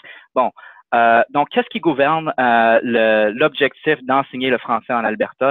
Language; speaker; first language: French; native; French